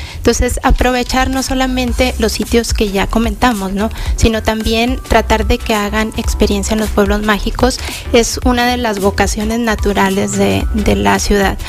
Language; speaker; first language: Spanish; native; Spanish